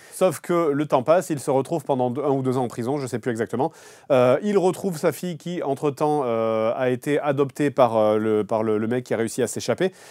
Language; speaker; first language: French; native; French